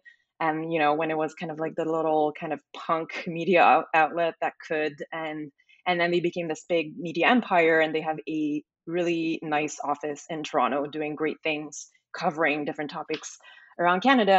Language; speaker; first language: English; native; English